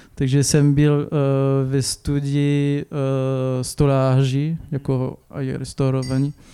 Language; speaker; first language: Czech; non-native, learner; French